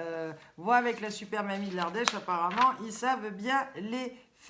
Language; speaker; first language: French; native; French